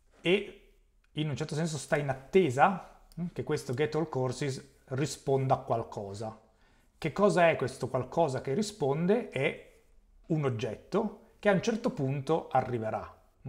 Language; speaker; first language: Italian; native; Italian